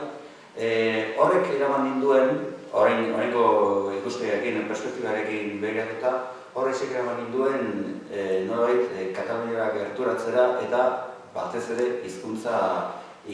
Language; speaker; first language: Basque; native; Basque